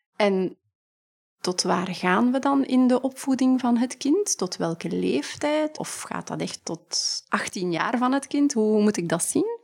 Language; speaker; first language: Dutch; native; Dutch